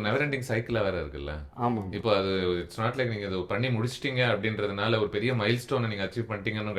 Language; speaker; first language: Tamil; native; Tamil